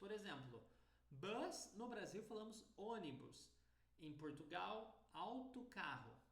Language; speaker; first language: Portuguese; native; Portuguese